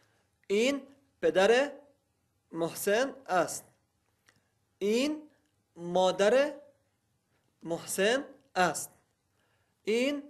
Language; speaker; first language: Persian; non-native, learner; Arabic